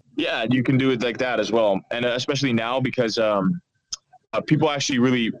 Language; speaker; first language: English; non-native, fluent; Dutch